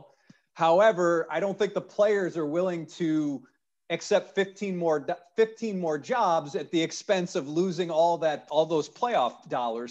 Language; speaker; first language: English; native; English